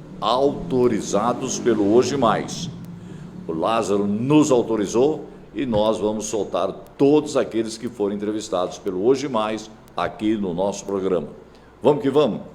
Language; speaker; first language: Portuguese; native; Portuguese